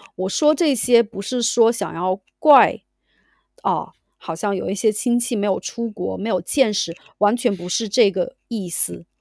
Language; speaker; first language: Chinese; native; Chinese